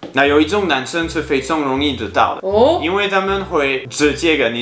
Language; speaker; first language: Chinese; non-native, fluent; French